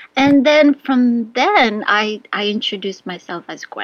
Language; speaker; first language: English; native; English